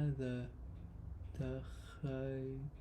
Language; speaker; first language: Arabic; non-native, learner; English